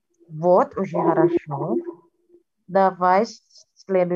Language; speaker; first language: Russian; non-native, fluent; Indonesian